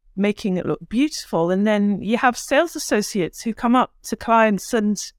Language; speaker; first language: English; early bilingual, other home language; Turkish